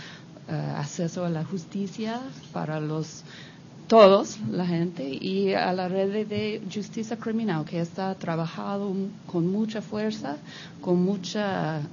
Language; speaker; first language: Spanish; non-native, learner; English